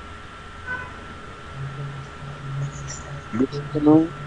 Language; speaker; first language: English; non-native, learner; Spanish